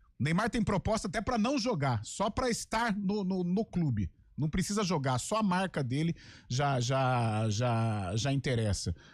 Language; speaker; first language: Portuguese; native; Portuguese